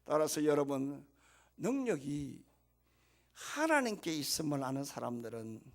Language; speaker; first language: Korean; native; Korean